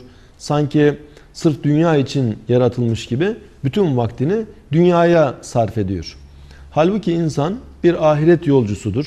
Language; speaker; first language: Turkish; native; Turkish